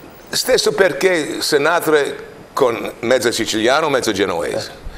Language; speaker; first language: Italian; non-native, learner; English